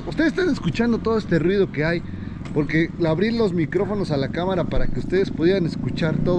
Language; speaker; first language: Spanish; native; Spanish